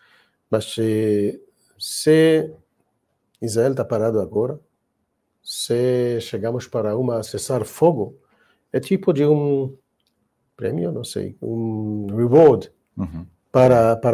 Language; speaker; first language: Portuguese; non-native, fluent; Hebrew